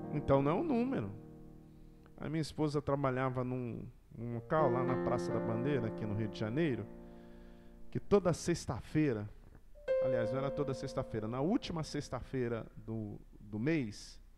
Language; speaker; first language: Portuguese; native; Portuguese